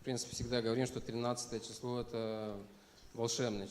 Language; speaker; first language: Russian; non-native, fluent; French